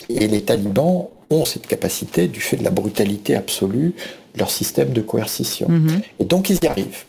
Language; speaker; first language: French; native; French